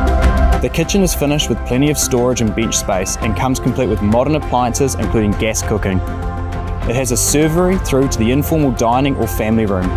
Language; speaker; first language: English; native; English